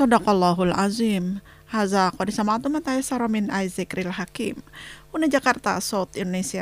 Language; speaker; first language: Arabic; non-native, fluent; Indonesian